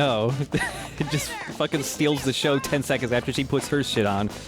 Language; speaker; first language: English; native; English